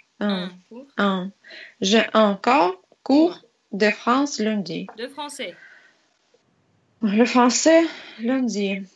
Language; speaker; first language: French; non-native, learner; Russian